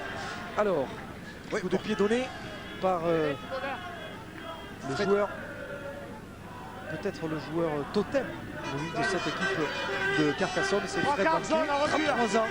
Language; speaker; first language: French; native; French